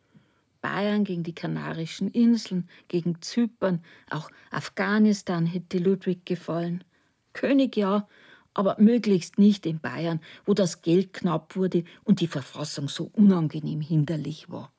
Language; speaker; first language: German; native; German